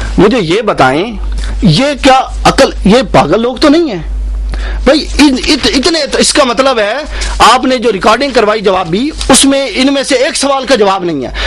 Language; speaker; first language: Urdu; native; Urdu